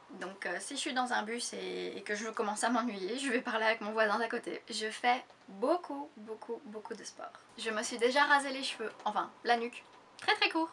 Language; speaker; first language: French; native; French